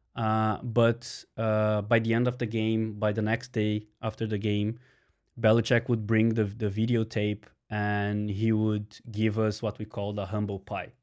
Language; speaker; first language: English; non-native, fluent; Portuguese